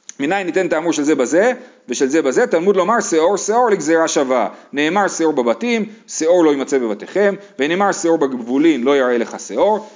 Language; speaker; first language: Hebrew; native; Hebrew